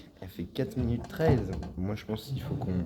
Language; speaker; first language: French; native; French